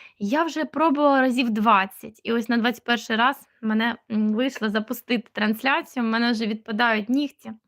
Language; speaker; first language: Ukrainian; native; Ukrainian